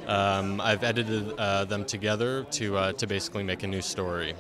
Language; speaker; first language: English; native; English